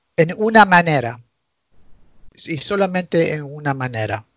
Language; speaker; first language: Spanish; early bilingual, heritage; Spanish